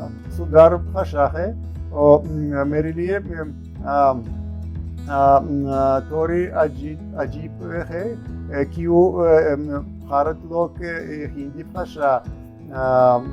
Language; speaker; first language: Hindi; non-native, learner; Russian